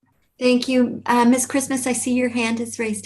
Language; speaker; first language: English; native; English